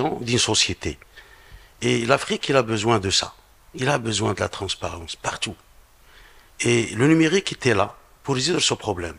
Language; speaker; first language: French; non-native, local second language; Arabic